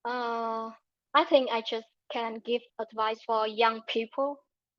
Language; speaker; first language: English; non-native, learner; Vietnamese